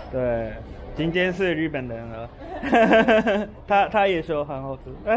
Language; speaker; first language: Chinese; non-native, learner; Japanese